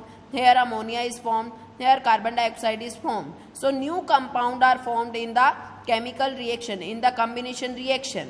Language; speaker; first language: English; non-native, local second language; Hindi